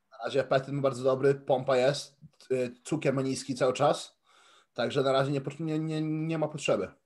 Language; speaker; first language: Polish; early bilingual, heritage; Polish